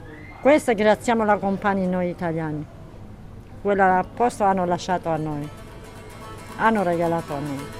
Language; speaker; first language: Italian; non-native, learner; Kurdish